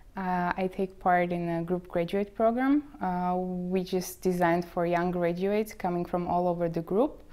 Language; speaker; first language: English; non-native, fluent; Slovak